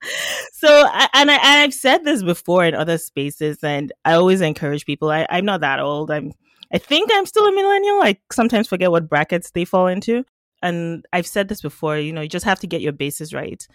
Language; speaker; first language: English; non-native, local second language; Yoruba